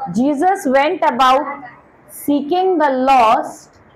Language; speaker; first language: English; non-native, local second language; Marathi